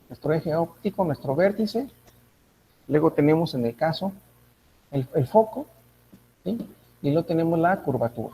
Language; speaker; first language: Spanish; native; Spanish